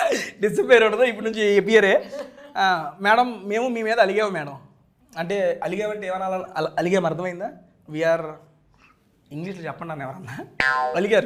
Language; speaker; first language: Telugu; native; Telugu